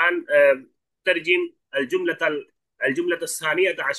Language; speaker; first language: Arabic; non-native, fluent; Bangla